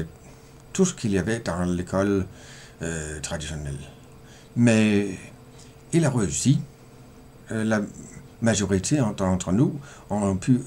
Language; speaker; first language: French; non-native, fluent; Danish